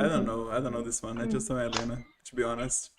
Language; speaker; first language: English; non-native, fluent; Portuguese